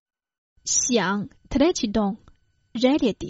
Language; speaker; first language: Croatian; non-native, fluent; Chinese